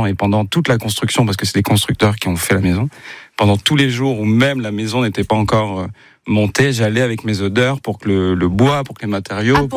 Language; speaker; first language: French; native; French